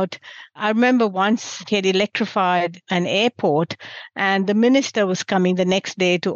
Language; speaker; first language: English; non-native, local second language; Gujarati